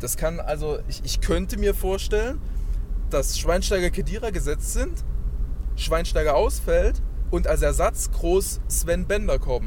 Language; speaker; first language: German; native; German